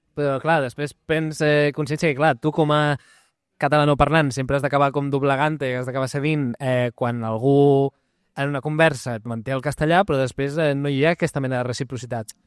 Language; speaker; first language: Catalan; non-native, local second language; Spanish